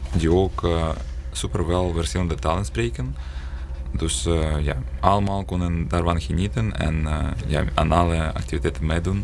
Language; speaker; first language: Dutch; non-native, learner; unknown